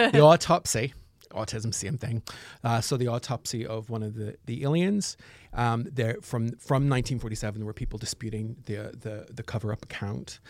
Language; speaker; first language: English; native; English